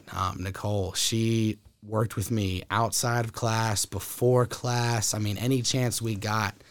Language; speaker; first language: English; native; English